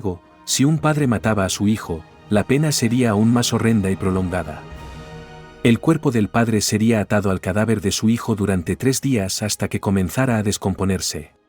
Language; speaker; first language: Spanish; native; Spanish